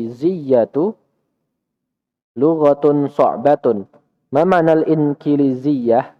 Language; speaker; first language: Arabic; non-native, fluent; Indonesian